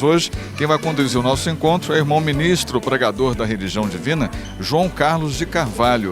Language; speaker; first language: Portuguese; native; Portuguese